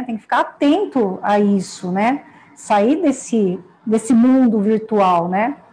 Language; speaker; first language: Portuguese; native; Portuguese